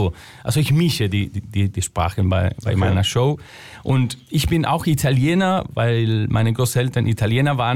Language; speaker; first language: German; non-native, fluent; Spanish